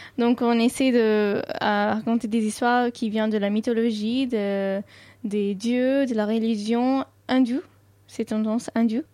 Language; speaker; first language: French; non-native, fluent; Sindhi